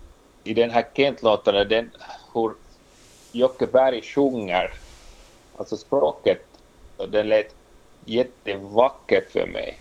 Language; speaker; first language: Swedish; non-native, local second language; Finnish